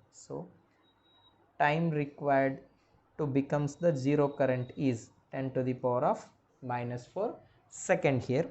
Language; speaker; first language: English; non-native, local second language; Kannada